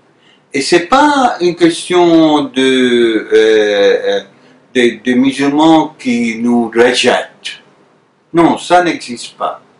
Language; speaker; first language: French; non-native, fluent; Arabic